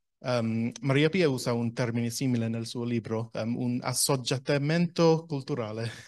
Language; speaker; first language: Italian; non-native, fluent; English